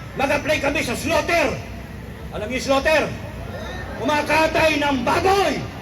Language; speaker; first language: Filipino; non-native, local second language; Cebuano